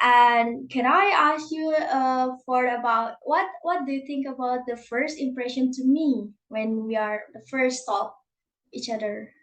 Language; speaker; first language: English; non-native, learner; Indonesian